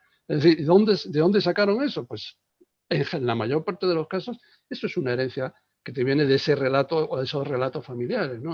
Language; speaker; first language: Spanish; native; Spanish